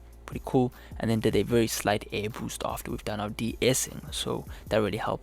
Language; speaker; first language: English; native; English